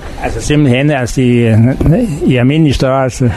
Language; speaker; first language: Danish; native; Danish